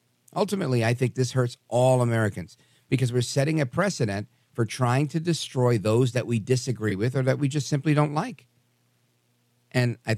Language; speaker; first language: English; native; English